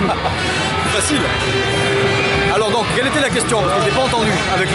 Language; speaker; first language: French; native; French